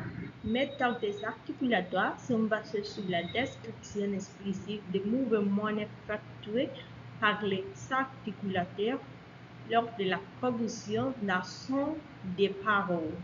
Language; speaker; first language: French; non-native, learner; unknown